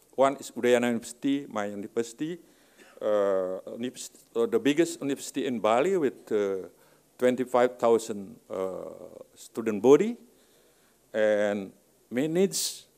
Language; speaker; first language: English; non-native, fluent; Indonesian